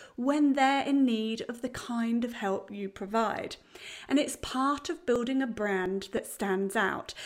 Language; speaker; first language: English; native; English